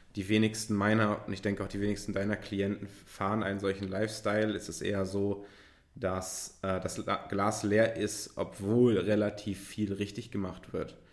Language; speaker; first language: German; native; German